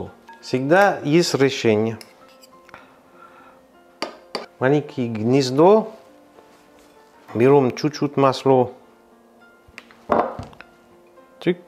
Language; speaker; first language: Russian; non-native, learner; French